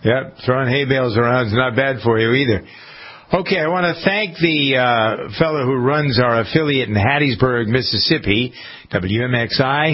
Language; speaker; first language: English; native; English